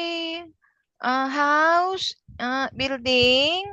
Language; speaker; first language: English; non-native, learner; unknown